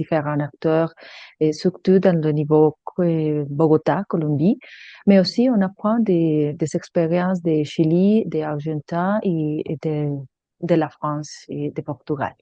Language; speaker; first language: French; non-native, fluent; Spanish